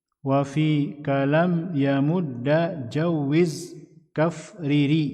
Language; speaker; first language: Arabic; non-native, fluent; Indonesian